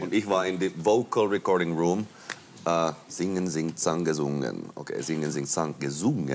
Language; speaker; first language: German; non-native, learner; Finnish